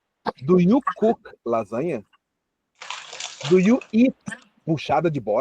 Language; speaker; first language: English; non-native, fluent; Portuguese